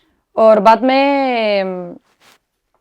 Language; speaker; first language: Hindi; non-native, learner; Spanish